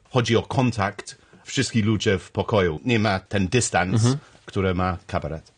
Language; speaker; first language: Polish; non-native, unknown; English